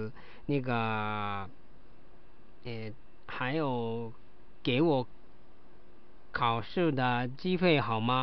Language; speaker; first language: Chinese; non-native, learner; Japanese